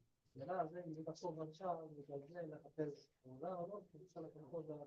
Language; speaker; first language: Hebrew; non-native, learner; Spanish